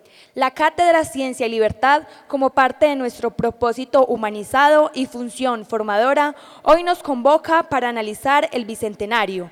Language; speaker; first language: Spanish; native; Spanish